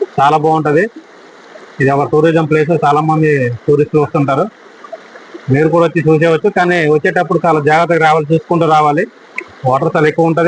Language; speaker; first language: Telugu; non-native, local second language; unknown